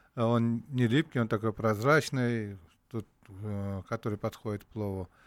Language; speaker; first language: Russian; non-native, local second language; Uzbek